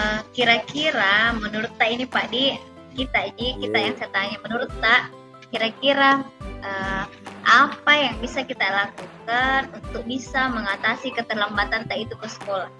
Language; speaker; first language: Indonesian; non-native, local second language; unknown